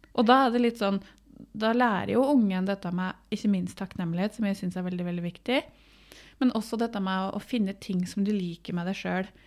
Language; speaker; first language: Norwegian; native; Norwegian